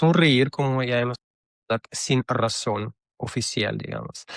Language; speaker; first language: Spanish; non-native, fluent; Russian